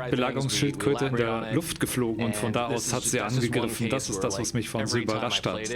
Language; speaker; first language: German; native; German